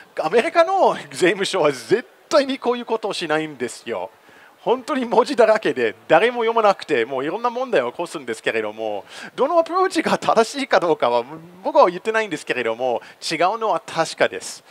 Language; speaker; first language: Japanese; non-native, fluent; English